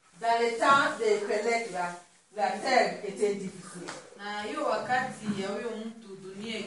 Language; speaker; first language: French; non-native, learner; Swahili